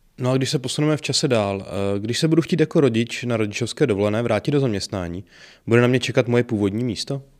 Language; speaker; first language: Czech; native; Czech